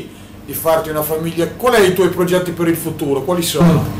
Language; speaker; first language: Italian; native; Italian